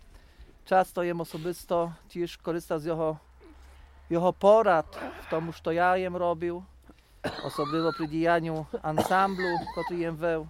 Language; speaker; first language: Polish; non-native, local second language; Rusyn